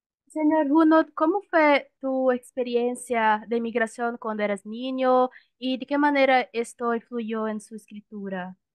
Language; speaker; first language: Spanish; non-native, learner; Portuguese